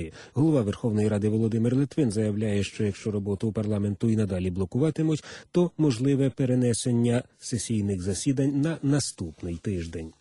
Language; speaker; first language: Ukrainian; native; Ukrainian